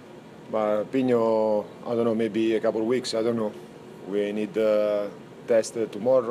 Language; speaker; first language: English; non-native, fluent; Italian